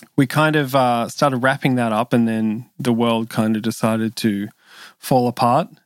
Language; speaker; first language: English; native; English